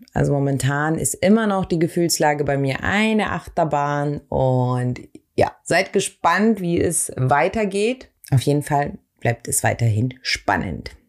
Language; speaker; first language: German; early bilingual, other home language; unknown